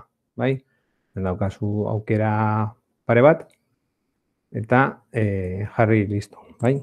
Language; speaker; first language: Basque; non-native, local second language; Spanish